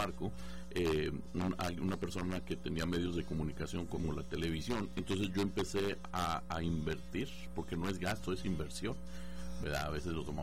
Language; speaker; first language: Spanish; native; Spanish